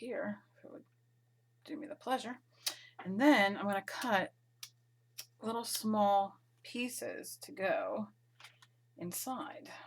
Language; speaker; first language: English; native; English